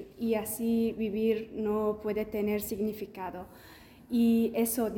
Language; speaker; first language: Spanish; non-native, learner; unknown